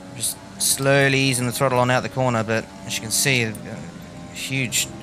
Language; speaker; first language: English; native; English